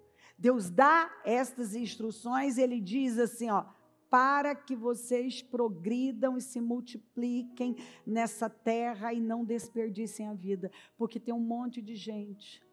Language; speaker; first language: Portuguese; native; Portuguese